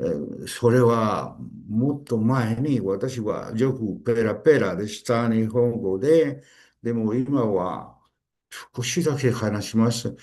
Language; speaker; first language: Japanese; non-native, learner; Spanish